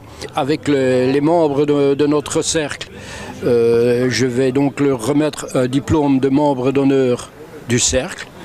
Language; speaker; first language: French; native; French